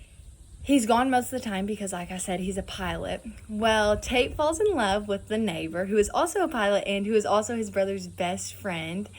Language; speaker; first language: English; native; English